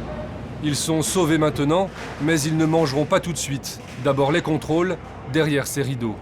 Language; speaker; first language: French; native; French